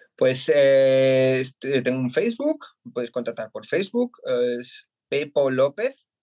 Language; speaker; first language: Spanish; native; Spanish